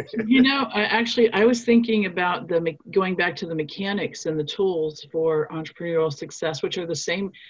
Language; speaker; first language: English; non-native, fluent; German